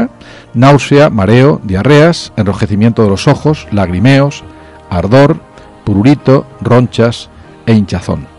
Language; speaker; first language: Spanish; native; Spanish